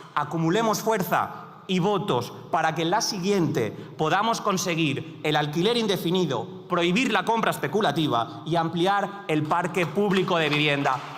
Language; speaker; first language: Spanish; native; Spanish